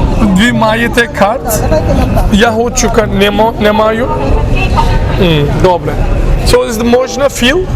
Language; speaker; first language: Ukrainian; non-native, learner; Turkish